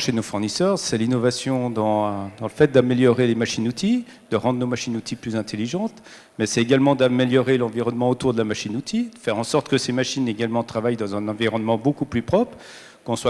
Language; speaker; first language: French; native; French